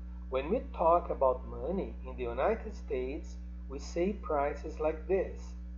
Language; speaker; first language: English; non-native, fluent; Portuguese